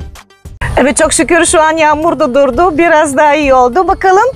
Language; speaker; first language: Turkish; non-native, fluent; Bulgarian